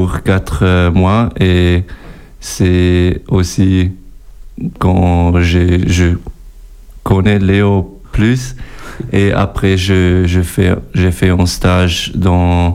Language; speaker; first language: French; non-native, local second language; German